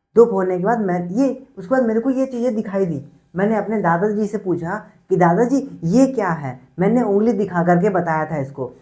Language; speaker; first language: Hindi; native; Hindi